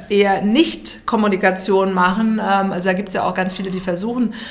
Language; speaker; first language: German; native; German